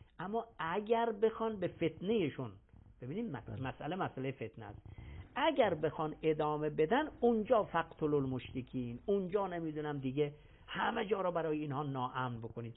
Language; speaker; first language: Persian; native; Persian